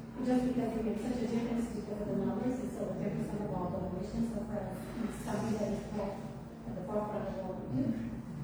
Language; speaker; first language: English; non-native, fluent; Portuguese